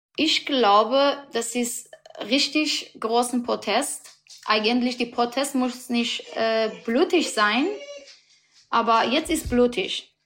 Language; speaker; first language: German; non-native, learner; Persian